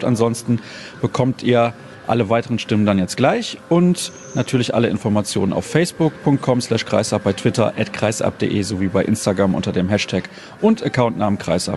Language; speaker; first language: German; native; German